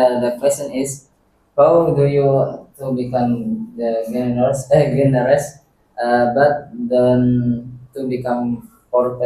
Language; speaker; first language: English; non-native, learner; Indonesian